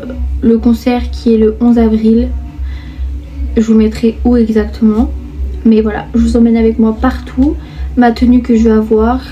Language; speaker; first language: French; native; French